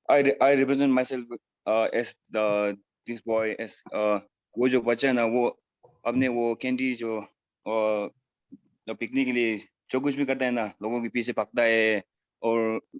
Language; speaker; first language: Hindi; non-native, fluent; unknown